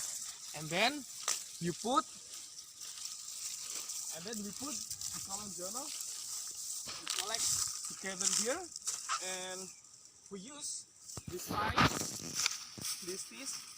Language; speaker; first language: English; non-native, fluent; Indonesian